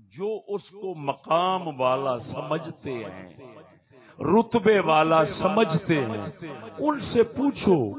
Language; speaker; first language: Urdu; non-native, local second language; Punjabi